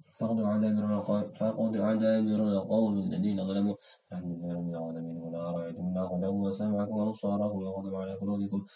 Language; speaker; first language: Arabic; non-native, learner; Indonesian